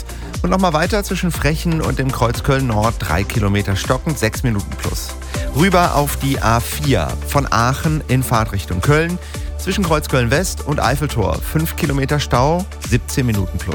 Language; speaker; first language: German; native; German